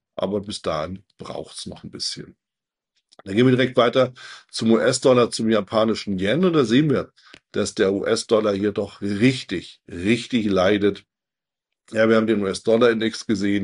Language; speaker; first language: German; native; German